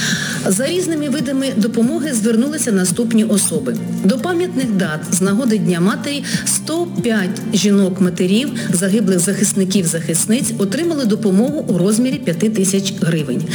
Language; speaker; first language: Ukrainian; native; Ukrainian